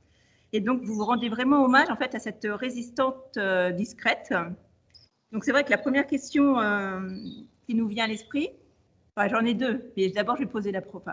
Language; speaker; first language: French; native; French